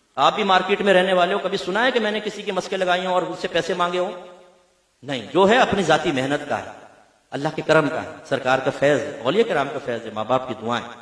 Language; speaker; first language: Urdu; native; Urdu